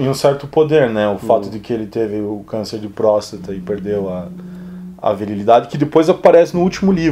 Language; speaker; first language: Portuguese; native; Portuguese